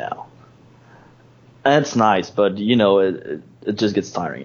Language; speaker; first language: English; non-native, fluent; Spanish